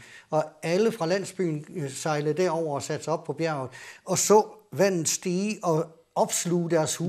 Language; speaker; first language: Danish; native; Danish